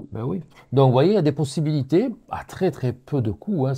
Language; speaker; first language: French; native; French